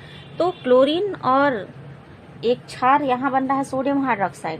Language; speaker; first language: Hindi; native; Hindi